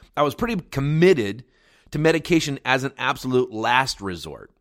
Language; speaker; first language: English; native; English